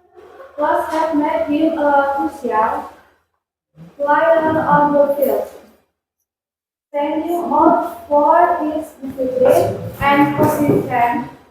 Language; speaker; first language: English; non-native, learner; Indonesian